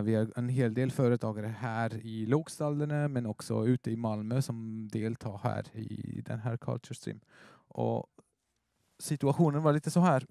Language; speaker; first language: Swedish; non-native, fluent; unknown